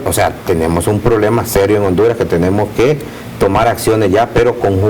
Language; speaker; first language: Spanish; native; Spanish